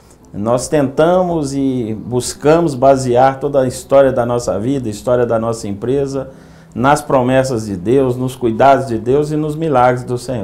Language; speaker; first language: Portuguese; native; Portuguese